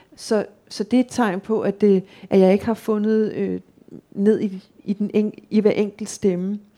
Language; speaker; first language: Danish; native; Danish